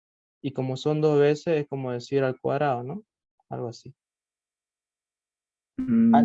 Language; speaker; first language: Spanish; native; Spanish